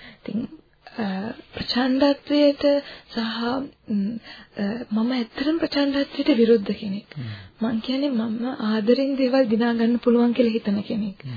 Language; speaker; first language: Sinhala; non-native, local second language; Tamil